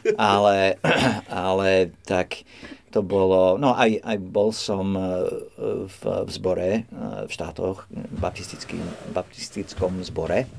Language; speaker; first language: Slovak; non-native, fluent; English